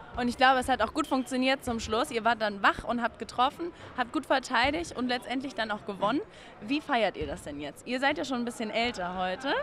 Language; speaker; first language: German; native; German